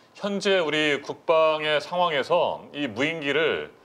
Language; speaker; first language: Korean; native; Korean